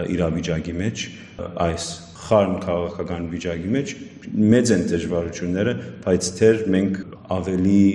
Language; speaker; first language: Armenian; early bilingual, heritage; Armenian